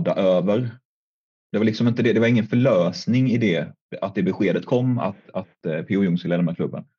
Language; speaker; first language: Swedish; native; Swedish